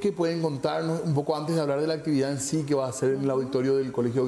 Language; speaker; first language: Spanish; native; Spanish